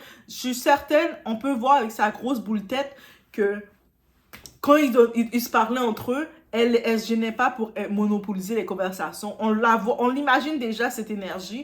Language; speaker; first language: French; native; French